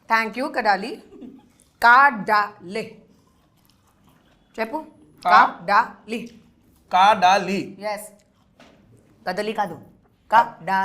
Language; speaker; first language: Telugu; non-native, fluent; Hindi